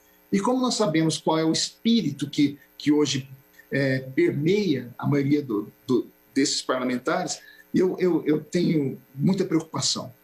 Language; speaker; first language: Portuguese; native; Portuguese